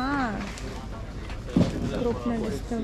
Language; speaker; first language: Russian; native; Russian